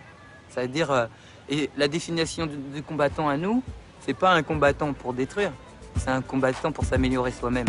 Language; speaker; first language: French; native; French